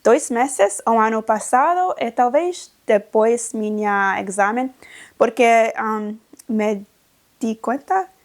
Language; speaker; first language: Portuguese; non-native, learner; English